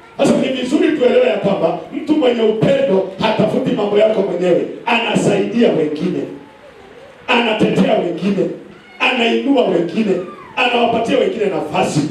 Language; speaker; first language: Swahili; non-native, local second language; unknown